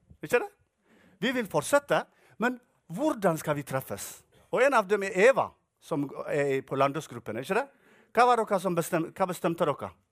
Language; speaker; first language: Norwegian; non-native, fluent; Tigrinya